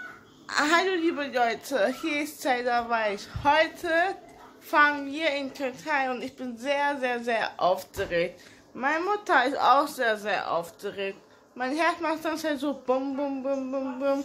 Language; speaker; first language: German; early bilingual, other home language; Turkish